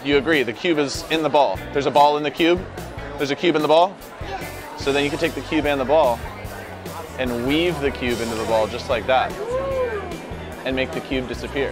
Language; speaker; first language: English; native; English